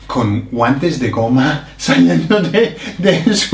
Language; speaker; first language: Spanish; non-native, fluent; English